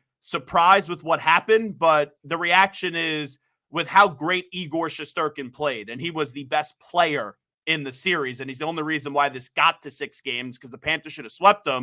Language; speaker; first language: English; native; English